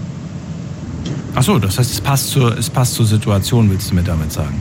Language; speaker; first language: German; native; German